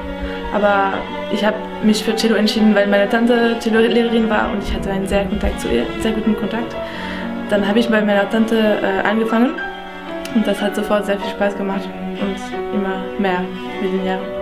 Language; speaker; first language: German; non-native, local second language; French